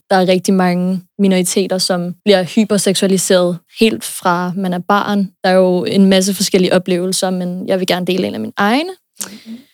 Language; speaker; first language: Danish; early bilingual, other home language; English